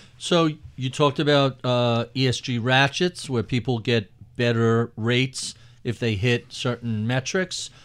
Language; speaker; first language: English; native; English